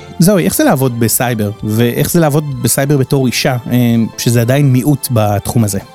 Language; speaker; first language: Hebrew; native; Hebrew